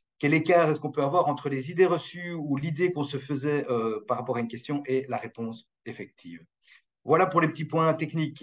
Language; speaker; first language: French; native; French